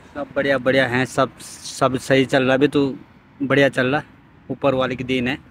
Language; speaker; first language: Hindi; native; Hindi